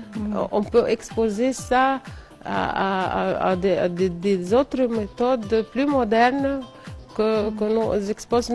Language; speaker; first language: French; non-native, fluent; Arabic